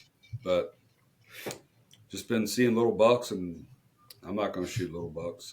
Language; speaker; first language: English; native; English